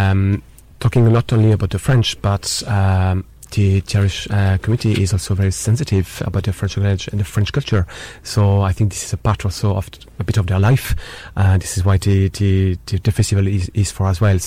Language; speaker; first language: English; non-native, fluent; French